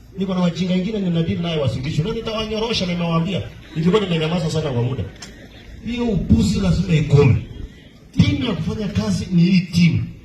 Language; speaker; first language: Swahili; non-native, local second language; Kalenjin